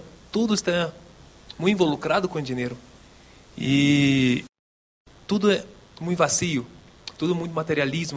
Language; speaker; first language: Spanish; non-native, local second language; Portuguese